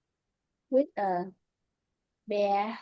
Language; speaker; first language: English; non-native, learner; Vietnamese